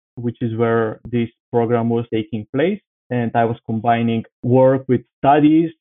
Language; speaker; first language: English; non-native, fluent; Bulgarian